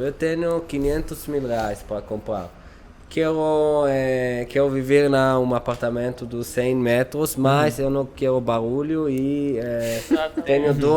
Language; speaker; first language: Portuguese; non-native, learner; Hebrew